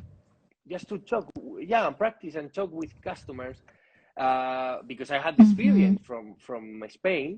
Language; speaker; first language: English; non-native, learner; Spanish